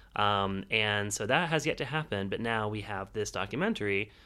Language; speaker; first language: English; native; English